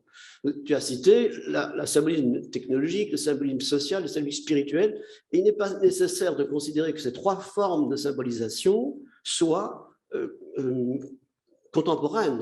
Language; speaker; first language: French; native; French